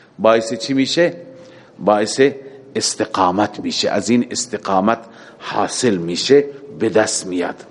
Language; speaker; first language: Persian; native; Persian